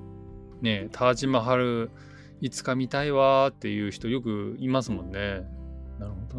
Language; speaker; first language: Japanese; native; Japanese